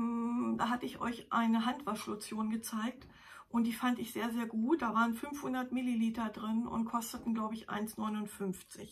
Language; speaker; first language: German; native; German